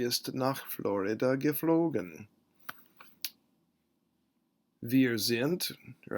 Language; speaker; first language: German; non-native, fluent; English